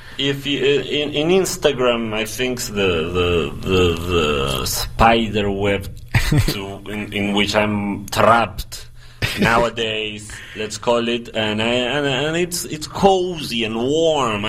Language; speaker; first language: English; non-native, fluent; Spanish